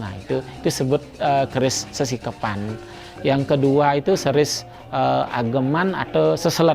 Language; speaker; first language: Indonesian; native; Indonesian